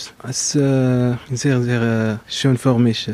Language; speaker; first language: German; non-native, learner; Arabic